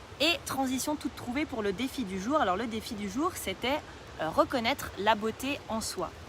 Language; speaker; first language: French; native; French